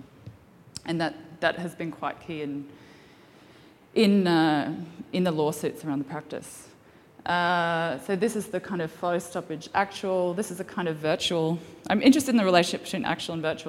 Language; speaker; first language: English; native; English